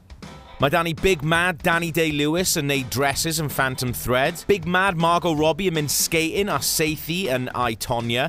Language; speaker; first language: Welsh; native; Welsh